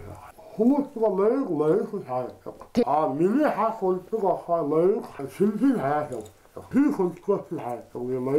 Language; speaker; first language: Mongolian; non-native, learner; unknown